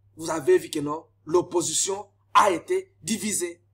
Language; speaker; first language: French; non-native, local second language; Lingala